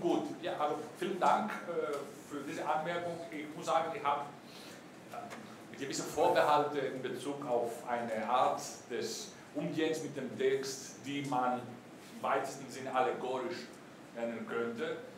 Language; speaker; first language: German; non-native, fluent; Greek